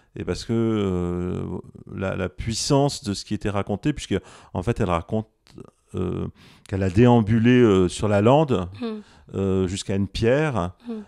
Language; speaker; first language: French; native; French